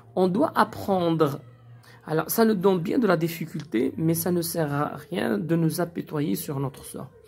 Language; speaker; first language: French; non-native, local second language; Arabic